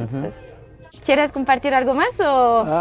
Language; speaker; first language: Spanish; non-native, learner; French